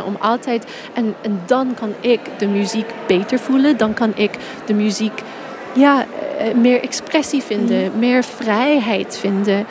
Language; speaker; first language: Dutch; non-native, fluent; English